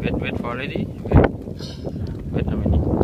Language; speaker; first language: English; non-native, learner; Thai